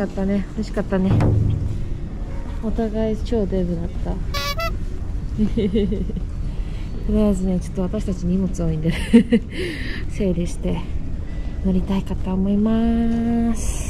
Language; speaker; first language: Japanese; native; Japanese